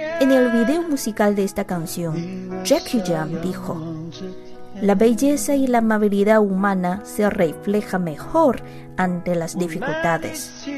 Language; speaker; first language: Spanish; non-native, fluent; Chinese